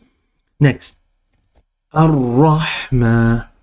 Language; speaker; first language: Arabic; non-native, fluent; English